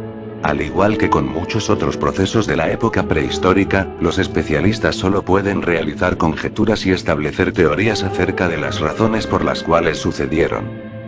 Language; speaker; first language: Spanish; native; Spanish